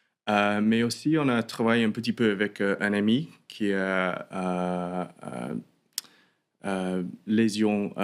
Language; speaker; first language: French; non-native, learner; English